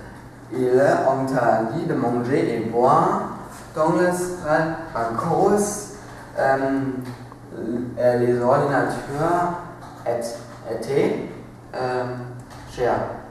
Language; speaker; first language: French; non-native, learner; German